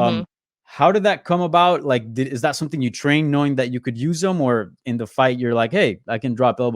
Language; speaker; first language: English; native; English